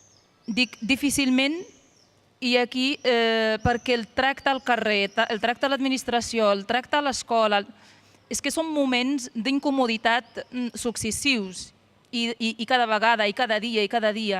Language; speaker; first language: Catalan; non-native, fluent; Arabic